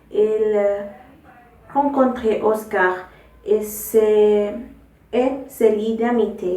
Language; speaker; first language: French; non-native, learner; Spanish